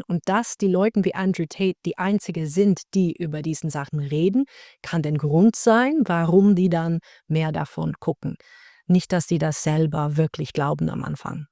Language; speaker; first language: German; non-native, fluent; Dutch